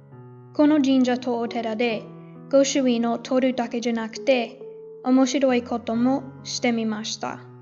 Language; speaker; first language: Japanese; non-native, learner; English